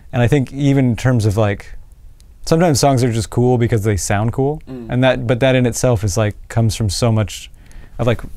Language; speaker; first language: English; native; English